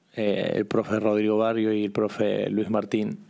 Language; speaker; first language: Spanish; native; Spanish